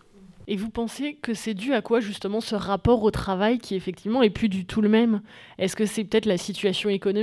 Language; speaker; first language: French; native; French